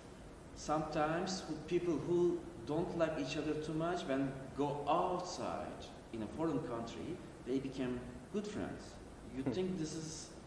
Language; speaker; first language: English; non-native, learner; Turkish